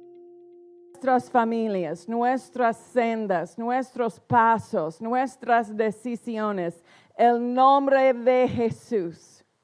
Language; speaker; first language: Spanish; non-native, fluent; English